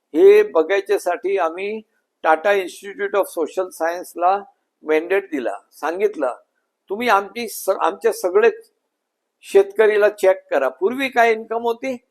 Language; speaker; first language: Marathi; non-native, local second language; Gujarati